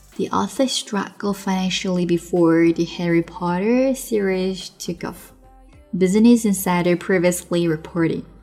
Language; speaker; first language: English; non-native, fluent; Chinese